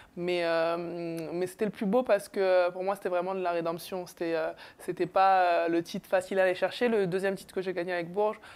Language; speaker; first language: French; native; French